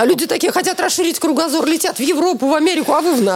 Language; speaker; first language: Russian; native; Russian